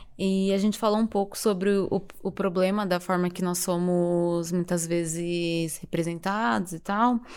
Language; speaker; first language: Portuguese; native; Portuguese